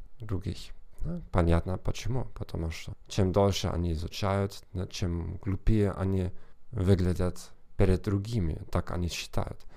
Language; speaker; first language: Russian; non-native, fluent; German